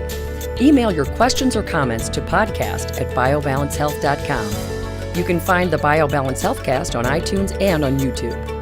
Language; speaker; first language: English; native; English